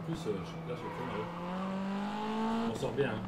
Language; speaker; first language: French; native; French